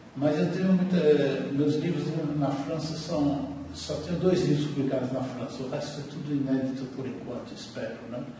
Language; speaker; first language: Portuguese; early bilingual, other home language; French